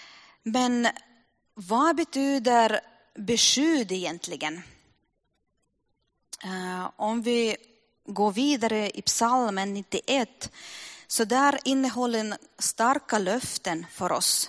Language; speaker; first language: Swedish; non-native, fluent; Russian